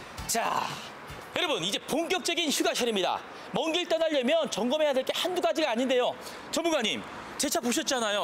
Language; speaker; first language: Korean; native; Korean